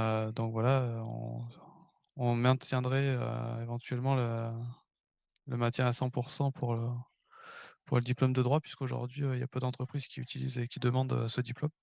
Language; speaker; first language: French; native; French